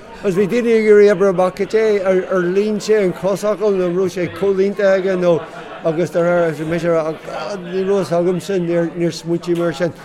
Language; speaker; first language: Irish; non-native, local second language; English